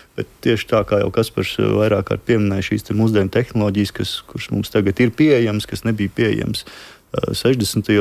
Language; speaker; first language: Latvian; native; Latvian